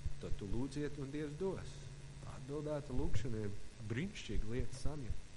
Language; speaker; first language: Latvian; non-native, fluent; English